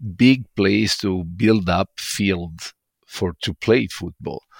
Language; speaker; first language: English; non-native, fluent; Italian